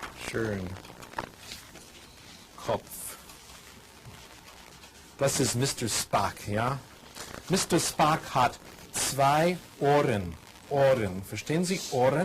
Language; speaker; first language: German; non-native, fluent; English